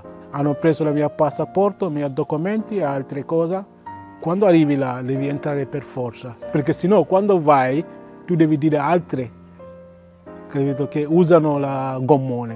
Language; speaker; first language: Italian; non-native, learner; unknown